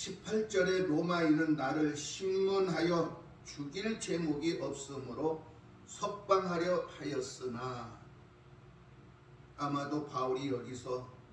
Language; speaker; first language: Korean; native; Korean